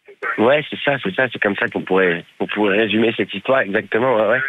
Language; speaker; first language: French; native; French